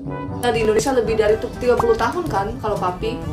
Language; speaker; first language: Indonesian; early bilingual, other home language; Korean